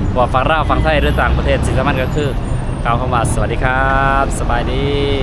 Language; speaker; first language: Thai; non-native, local second language; Northeastern Thai